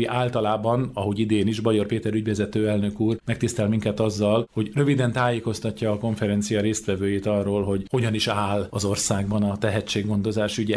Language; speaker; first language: Hungarian; native; Hungarian